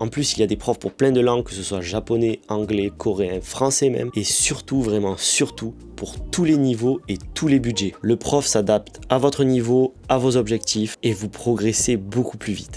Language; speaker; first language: French; native; French